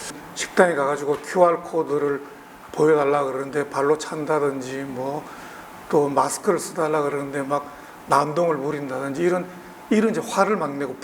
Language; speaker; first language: Korean; native; Korean